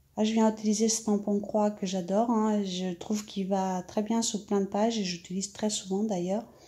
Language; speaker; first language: French; native; French